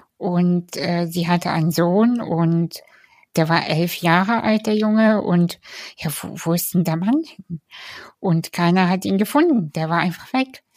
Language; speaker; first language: German; early bilingual, other home language; Russian